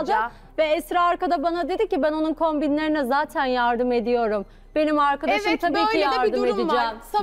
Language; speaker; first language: Turkish; native; Turkish